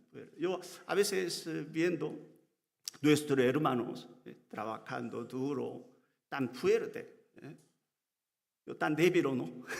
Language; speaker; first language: Spanish; non-native, learner; Korean